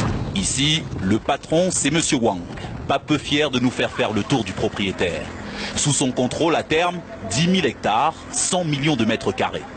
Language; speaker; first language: French; native; French